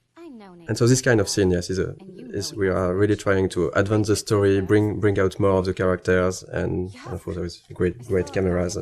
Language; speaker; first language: English; non-native, fluent; French